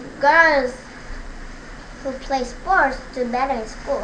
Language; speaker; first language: English; non-native, learner; Korean